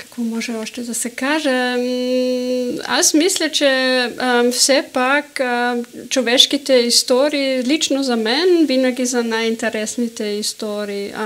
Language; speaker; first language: Bulgarian; non-native, fluent; German